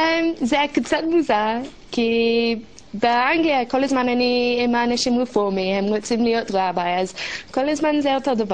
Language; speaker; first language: Hebrew; non-native, learner; English